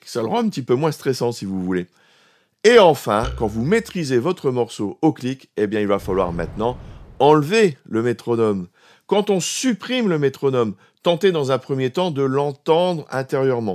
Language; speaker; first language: French; native; French